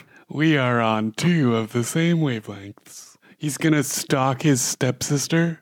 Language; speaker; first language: English; native; English